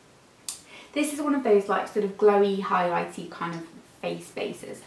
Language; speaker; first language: English; native; English